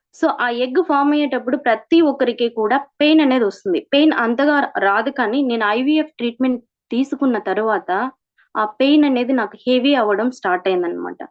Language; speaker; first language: Telugu; native; Telugu